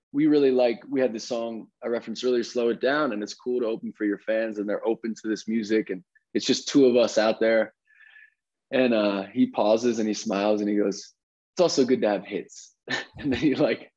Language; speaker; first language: English; native; English